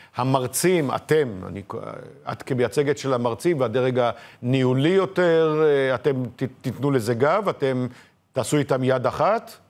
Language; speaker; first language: Hebrew; native; Hebrew